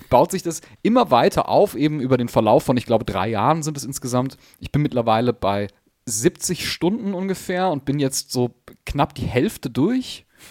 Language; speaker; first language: German; native; German